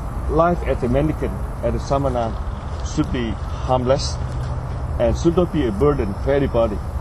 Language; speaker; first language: English; non-native, fluent; Vietnamese